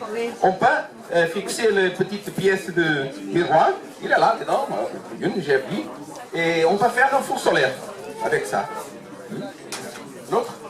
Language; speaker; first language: French; non-native, learner; Portuguese